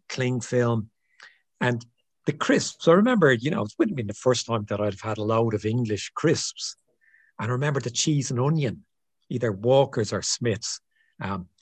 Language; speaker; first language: English; native; English